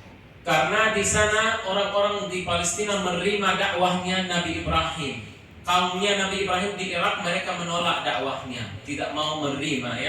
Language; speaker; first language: Indonesian; non-native, fluent; Arabic